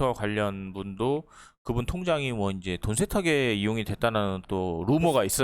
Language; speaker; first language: Korean; native; Korean